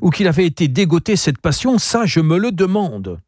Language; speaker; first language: French; native; French